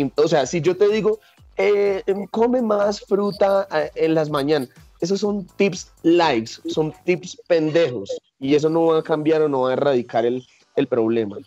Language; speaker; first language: Spanish; native; Spanish